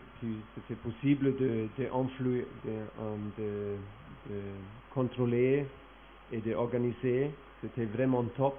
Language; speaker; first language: French; non-native, fluent; German